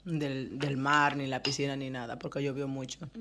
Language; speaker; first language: Spanish; native; Spanish